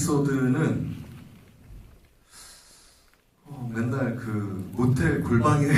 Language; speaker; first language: Korean; native; Korean